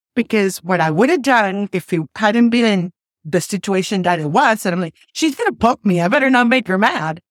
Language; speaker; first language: English; non-native, fluent; Spanish